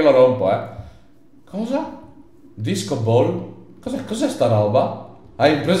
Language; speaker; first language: Italian; native; Italian